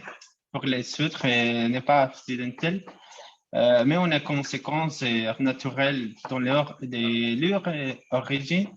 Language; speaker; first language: French; non-native, learner; Spanish